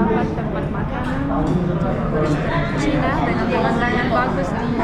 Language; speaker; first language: Indonesian; non-native, fluent; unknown